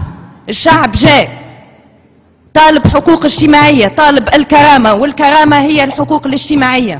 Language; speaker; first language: Arabic; native; Arabic